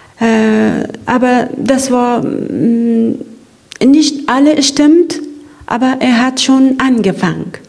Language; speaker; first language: German; non-native, learner; Persian